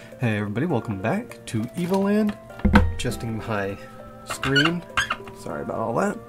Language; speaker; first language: English; native; English